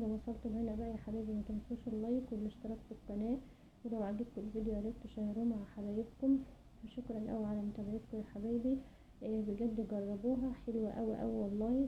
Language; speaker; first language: Arabic; native; Arabic